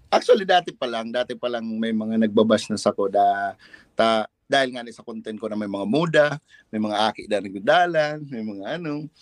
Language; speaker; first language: Filipino; non-native, local second language; Bikol